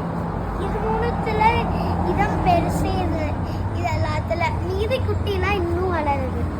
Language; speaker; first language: Tamil; early bilingual, heritage; Tamil